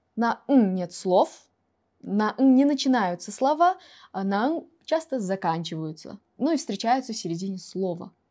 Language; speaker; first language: Russian; non-native, local second language; Kara-Kalpak